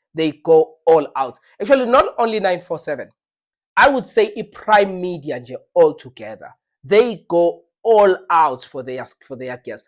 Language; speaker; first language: English; non-native, local second language; Zulu